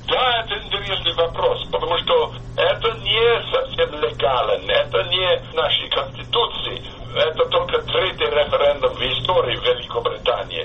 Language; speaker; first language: Russian; non-native, fluent; English